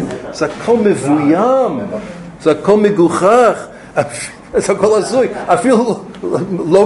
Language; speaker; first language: Hebrew; non-native, fluent; English